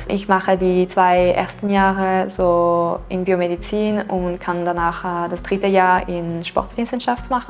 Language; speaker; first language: German; non-native, local second language; French